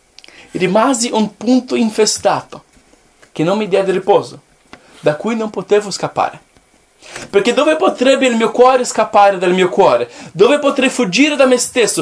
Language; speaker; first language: Italian; non-native, fluent; Portuguese